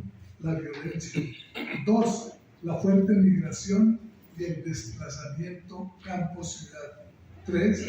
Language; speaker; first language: Spanish; native; Spanish